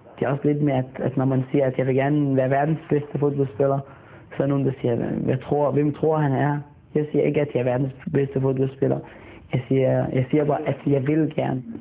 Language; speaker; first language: Danish; non-native, fluent; Arabic